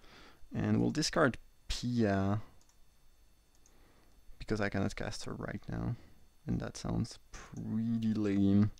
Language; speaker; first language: English; non-native, fluent; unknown